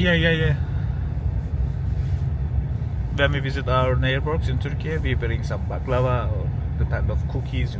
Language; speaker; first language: English; non-native, learner; Turkish